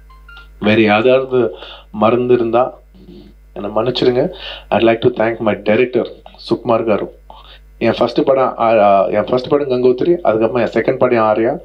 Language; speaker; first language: Tamil; non-native, local second language; Telugu